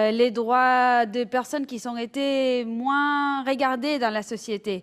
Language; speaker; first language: French; non-native, fluent; Spanish